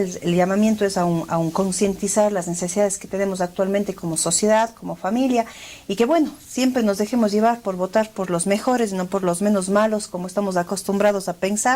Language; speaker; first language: Spanish; native; Spanish